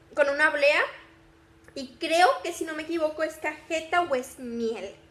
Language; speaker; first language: Spanish; native; Spanish